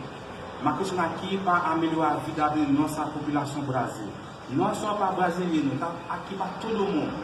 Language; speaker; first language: Portuguese; non-native, learner; Haitian Creole